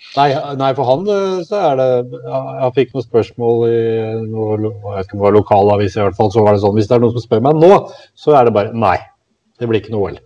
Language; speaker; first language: Norwegian; native; Norwegian